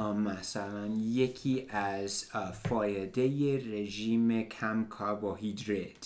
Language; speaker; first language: Persian; non-native, learner; English